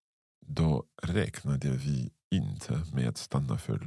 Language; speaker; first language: Swedish; non-native, learner; English